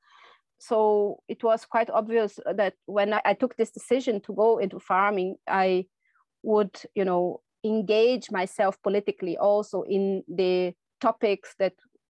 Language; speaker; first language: English; non-native, fluent; Portuguese